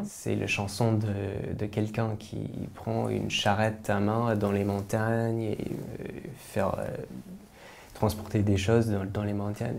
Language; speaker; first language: French; non-native, fluent; English